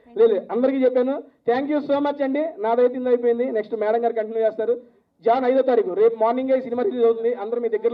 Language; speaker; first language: Telugu; native; Telugu